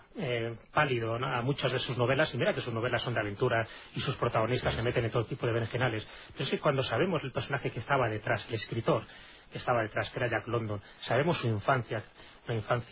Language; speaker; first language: Spanish; native; Spanish